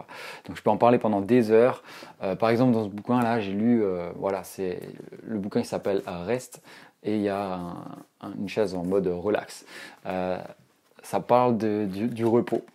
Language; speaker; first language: French; native; French